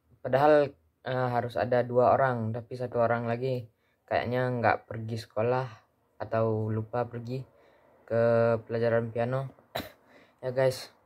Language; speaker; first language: Indonesian; early bilingual, heritage; Indonesian